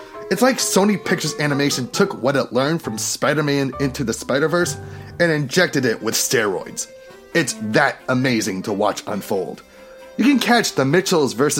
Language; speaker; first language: English; native; English